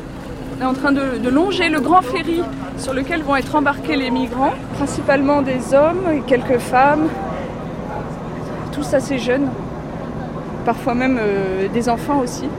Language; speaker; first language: French; native; French